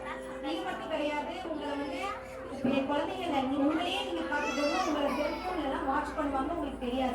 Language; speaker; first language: Tamil; native; Tamil